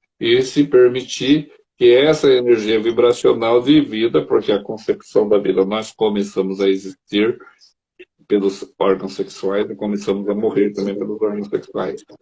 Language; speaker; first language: Portuguese; native; Portuguese